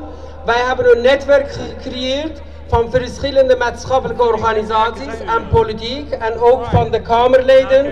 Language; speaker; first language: Dutch; non-native, fluent; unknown